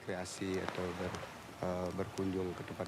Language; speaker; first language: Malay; non-native, local second language; Balinese